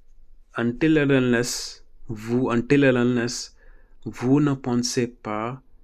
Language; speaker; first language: French; non-native, learner; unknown